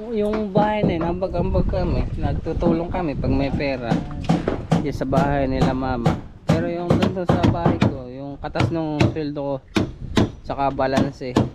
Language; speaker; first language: Filipino; native; Filipino